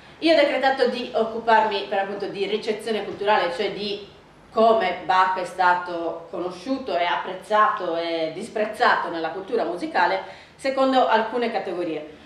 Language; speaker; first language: Italian; native; Italian